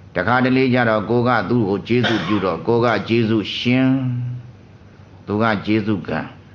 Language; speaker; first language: Burmese; native; Burmese